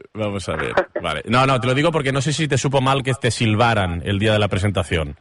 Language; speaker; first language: Spanish; native; Spanish